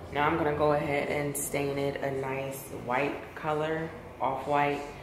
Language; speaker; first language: English; native; English